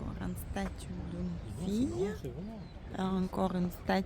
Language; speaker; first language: French; non-native, fluent; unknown